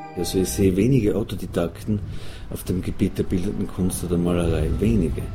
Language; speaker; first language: German; native; German